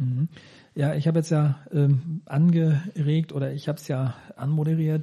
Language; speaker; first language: German; native; German